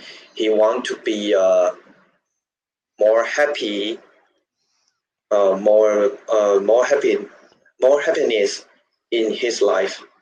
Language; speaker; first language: English; non-native, learner; Chinese